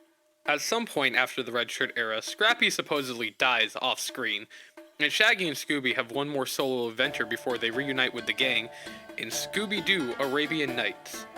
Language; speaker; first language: English; native; English